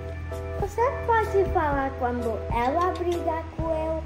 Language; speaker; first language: Portuguese; early bilingual, heritage; Portuguese